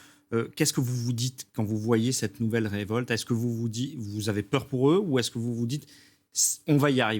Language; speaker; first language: French; native; French